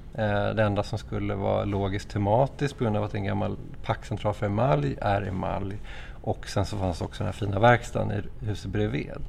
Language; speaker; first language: Swedish; native; Swedish